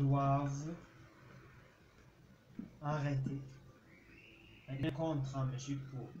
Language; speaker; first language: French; non-native, local second language; Arabic